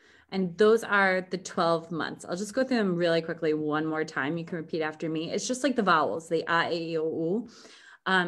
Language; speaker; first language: English; native; English